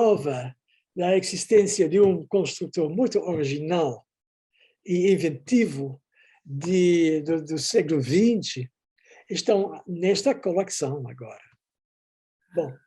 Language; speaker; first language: Portuguese; non-native, fluent; Dutch